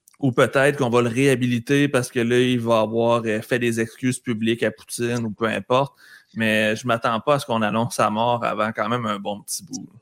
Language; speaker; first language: French; native; French